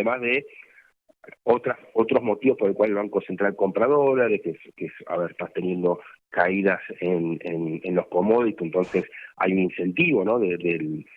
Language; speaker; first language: Spanish; native; Spanish